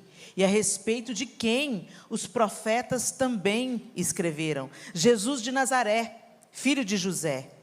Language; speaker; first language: Portuguese; native; Portuguese